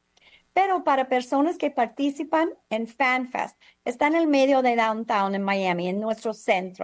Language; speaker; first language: Spanish; non-native, fluent; English